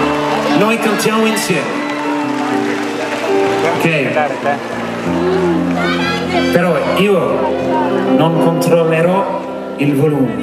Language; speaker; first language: Italian; non-native, fluent; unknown